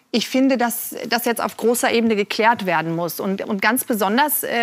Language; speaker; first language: German; non-native, fluent; Norwegian